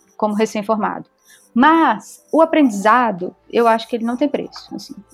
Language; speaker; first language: Portuguese; native; Portuguese